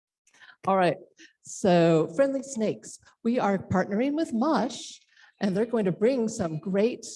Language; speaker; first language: English; native; English